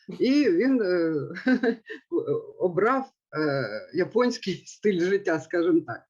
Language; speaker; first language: Ukrainian; native; Ukrainian